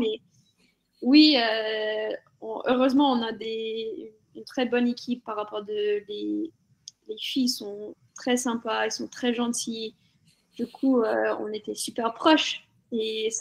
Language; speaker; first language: French; non-native, fluent; English